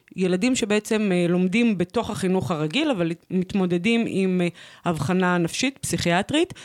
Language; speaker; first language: Hebrew; native; Hebrew